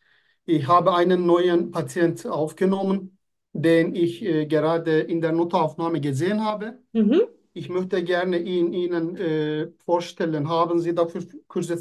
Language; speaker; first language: German; non-native, fluent; Turkish